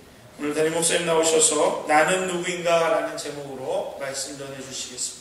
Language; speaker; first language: Korean; native; Korean